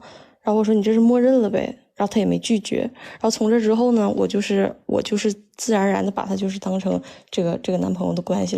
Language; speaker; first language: Chinese; native; Chinese